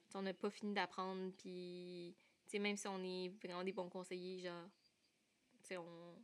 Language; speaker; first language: French; native; French